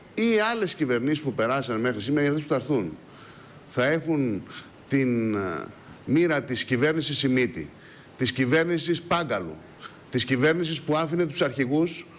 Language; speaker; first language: Greek; native; Greek